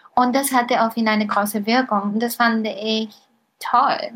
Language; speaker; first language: German; non-native, fluent; Bulgarian